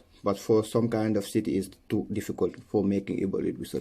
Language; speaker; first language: English; non-native, learner; Wolof